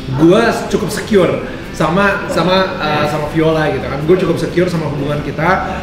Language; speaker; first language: Indonesian; native; Indonesian